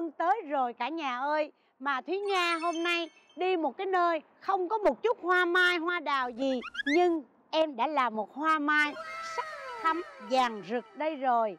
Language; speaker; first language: Vietnamese; native; Vietnamese